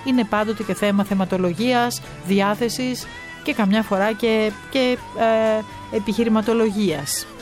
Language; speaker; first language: Greek; native; Greek